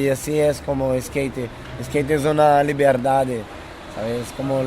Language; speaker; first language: Spanish; non-native, fluent; Portuguese